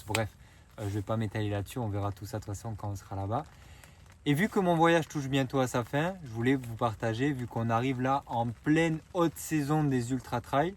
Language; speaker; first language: French; native; French